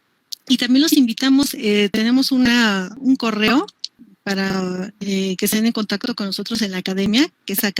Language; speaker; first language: Spanish; native; Spanish